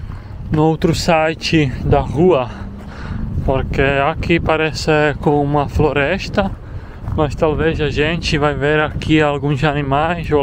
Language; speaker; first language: Portuguese; non-native, fluent; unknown